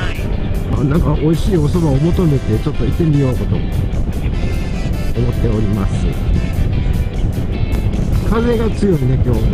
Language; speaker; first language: Japanese; native; Japanese